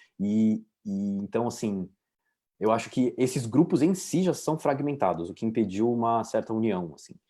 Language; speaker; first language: Portuguese; native; Portuguese